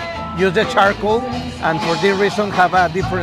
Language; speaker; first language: English; non-native, learner; Spanish